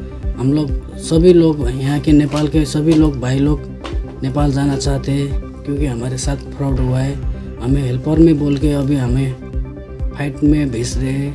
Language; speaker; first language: Hindi; non-native, learner; Nepali